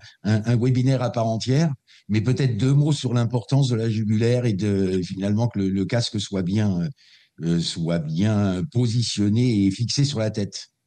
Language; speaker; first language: French; native; French